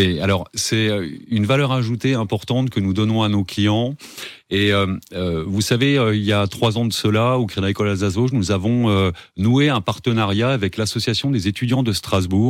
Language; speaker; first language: French; native; French